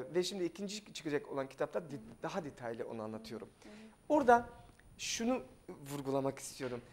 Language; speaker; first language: Turkish; non-native, fluent; Russian